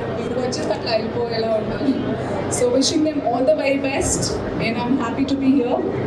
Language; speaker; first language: English; non-native, local second language; Telugu